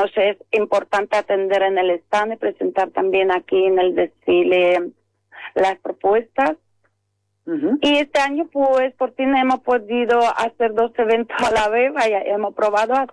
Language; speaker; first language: Spanish; non-native, fluent; Estonian